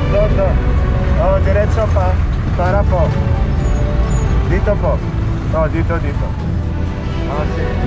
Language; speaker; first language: Filipino; non-native, learner; Arabic